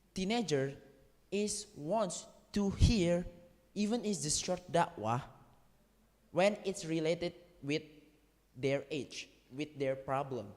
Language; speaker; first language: English; non-native, learner; Indonesian